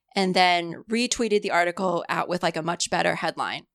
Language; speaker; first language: English; early bilingual, other home language; Cantonese